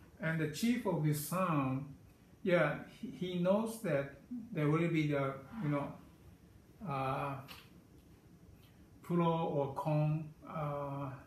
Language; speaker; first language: English; non-native, learner; Japanese